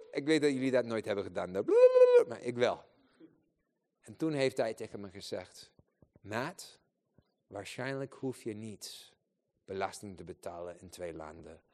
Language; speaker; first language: Dutch; non-native, fluent; English